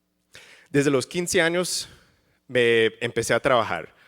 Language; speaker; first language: Spanish; early bilingual, heritage; English